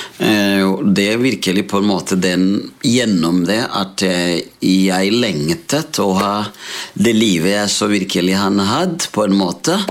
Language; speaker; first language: Norwegian; non-native, fluent; Rundi